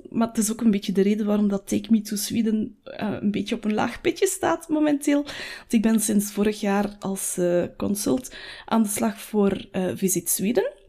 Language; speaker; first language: Dutch; native; Dutch